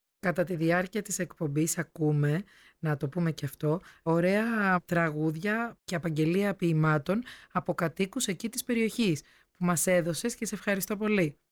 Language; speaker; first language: Greek; native; Greek